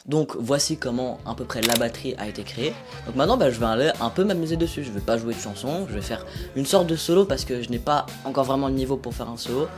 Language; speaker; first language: French; native; French